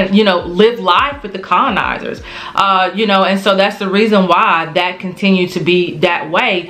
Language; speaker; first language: English; native; English